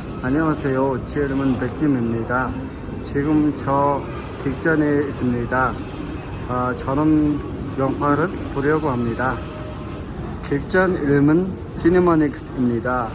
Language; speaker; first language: Korean; non-native, learner; Mongolian